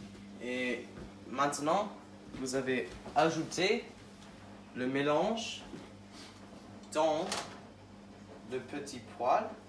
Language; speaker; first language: French; non-native, learner; English